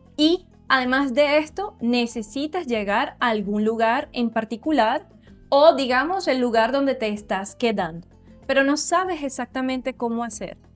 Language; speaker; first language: Spanish; non-native, fluent; Portuguese